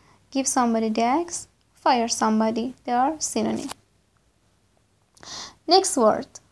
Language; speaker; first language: English; non-native, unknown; Persian